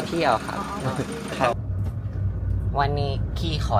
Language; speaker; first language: Thai; non-native, learner; Filipino